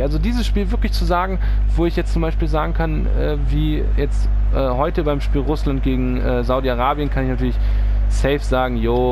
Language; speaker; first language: German; native; German